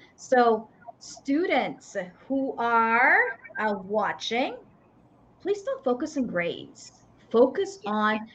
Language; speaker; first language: English; non-native, local second language; Iloko